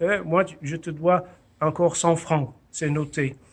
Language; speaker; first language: French; non-native, fluent; Dutch